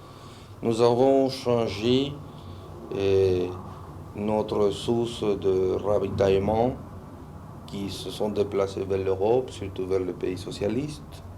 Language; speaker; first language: French; non-native, fluent; Spanish